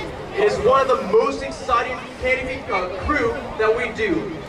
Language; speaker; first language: English; native; English